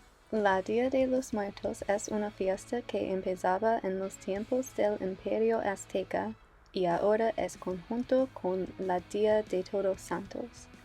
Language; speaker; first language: Spanish; non-native, learner; English